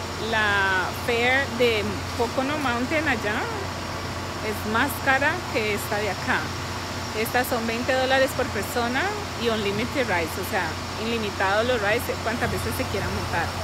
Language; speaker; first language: Spanish; native; Spanish